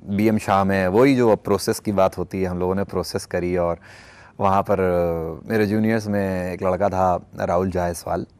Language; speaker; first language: Hindi; native; Hindi